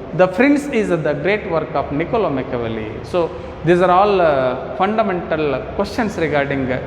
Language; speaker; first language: English; non-native, local second language; Kannada